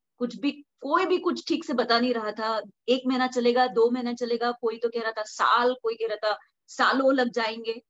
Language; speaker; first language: Hindi; non-native, local second language; Marathi